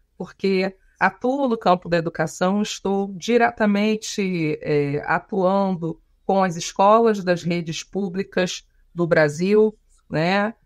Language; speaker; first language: Portuguese; native; Portuguese